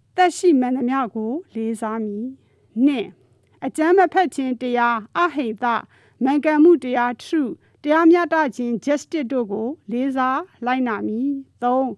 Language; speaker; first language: Burmese; non-native, local second language; Karen languages